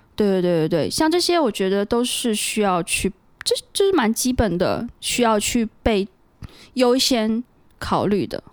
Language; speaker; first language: Chinese; native; Chinese